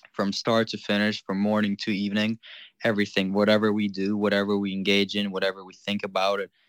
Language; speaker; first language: English; non-native, fluent; Ukrainian